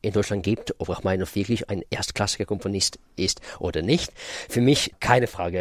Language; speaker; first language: German; non-native, fluent; Russian